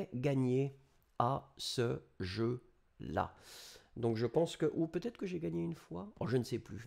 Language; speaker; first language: French; native; French